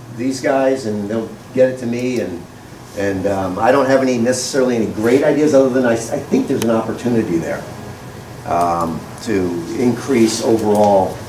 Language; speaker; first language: English; native; English